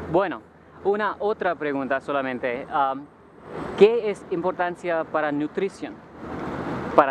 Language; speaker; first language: Spanish; non-native, learner; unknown